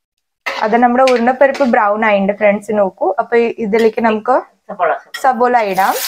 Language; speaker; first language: Malayalam; non-native, learner; Hindi